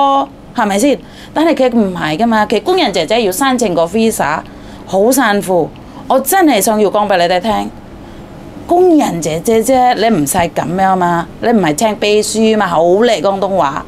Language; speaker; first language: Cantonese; non-native, fluent; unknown